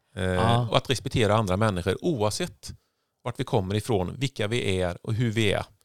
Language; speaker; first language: Swedish; native; Swedish